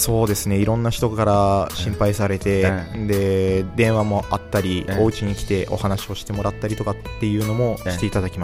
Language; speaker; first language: Japanese; early bilingual, other home language; Portuguese